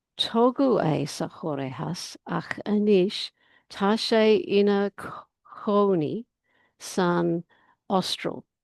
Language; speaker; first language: Irish; non-native, learner; English